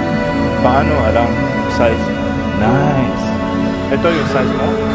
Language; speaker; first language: Filipino; non-native, learner; Arabic